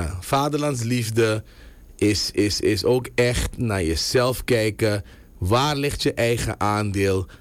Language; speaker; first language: Dutch; native; Dutch